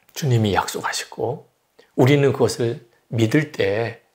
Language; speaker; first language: Korean; native; Korean